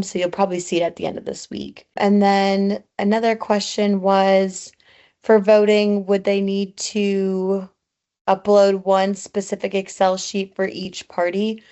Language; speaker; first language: English; native; English